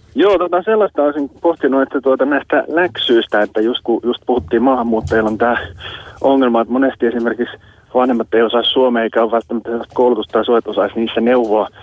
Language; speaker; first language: Finnish; early bilingual, other home language; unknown